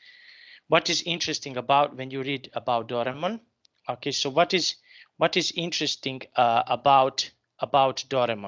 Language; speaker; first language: English; non-native, fluent; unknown